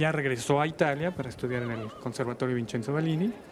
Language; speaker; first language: Spanish; native; Spanish